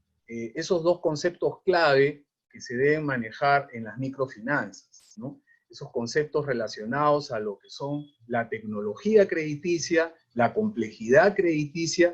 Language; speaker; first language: Spanish; native; Spanish